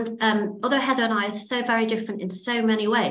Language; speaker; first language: English; native; English